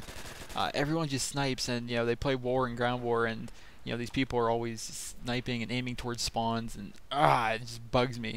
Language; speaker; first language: English; native; English